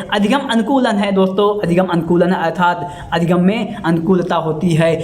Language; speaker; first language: Hindi; native; Hindi